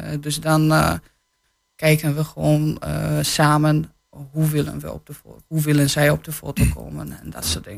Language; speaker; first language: Dutch; non-native, fluent; Polish